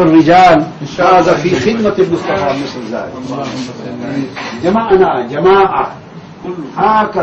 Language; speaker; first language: Arabic; non-native, learner; Urdu